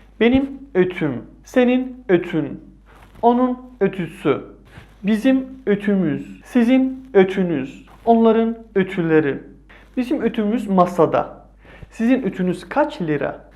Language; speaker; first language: Turkish; non-native, fluent; Persian